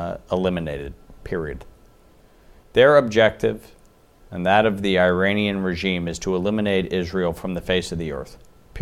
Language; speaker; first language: English; native; English